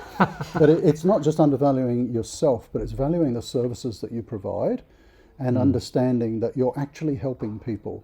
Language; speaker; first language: English; native; English